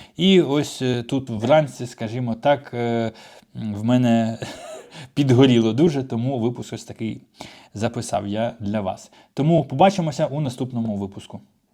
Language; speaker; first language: Ukrainian; non-native, local second language; Russian